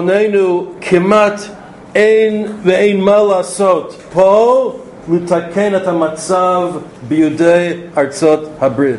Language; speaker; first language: Hebrew; non-native, fluent; English